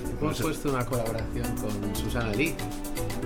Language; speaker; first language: Spanish; native; Spanish